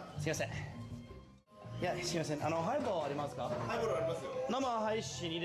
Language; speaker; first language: Japanese; non-native, learner; English